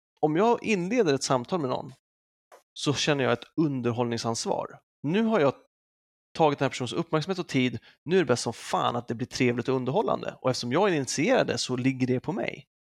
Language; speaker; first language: Swedish; native; Swedish